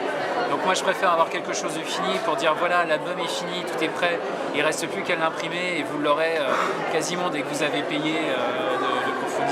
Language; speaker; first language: French; native; French